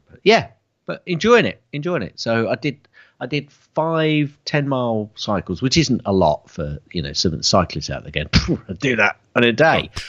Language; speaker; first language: English; native; English